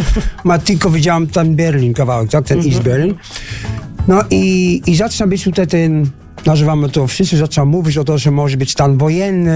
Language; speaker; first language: Polish; non-native, fluent; Dutch